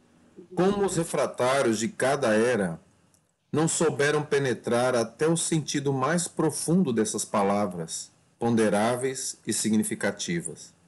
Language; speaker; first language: Portuguese; native; Portuguese